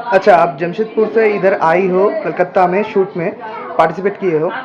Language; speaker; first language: Hindi; non-native, local second language; Bangla